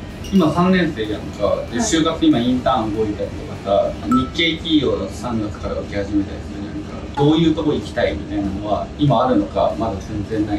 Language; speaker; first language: Japanese; native; Japanese